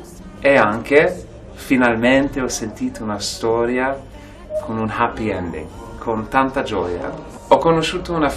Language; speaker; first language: Italian; non-native, fluent; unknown